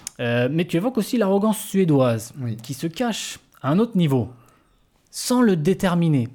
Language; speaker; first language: French; native; French